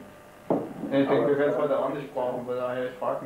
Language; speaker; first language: German; native; German